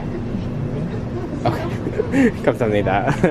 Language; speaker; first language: Korean; non-native, learner; English